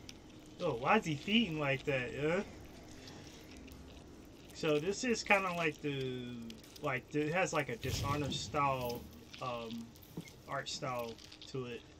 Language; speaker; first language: English; native; English